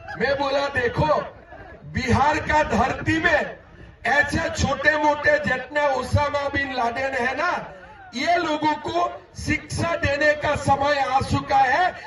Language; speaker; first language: Hindi; non-native, local second language; Assamese